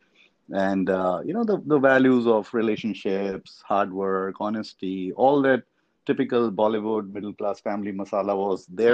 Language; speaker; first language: English; non-native, local second language; Hindi